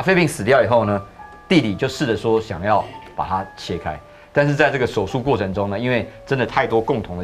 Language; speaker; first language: Chinese; native; Chinese